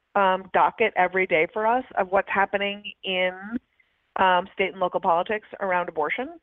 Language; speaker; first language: English; native; English